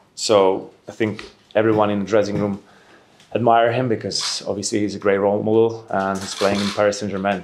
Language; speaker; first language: English; non-native, fluent; Slovak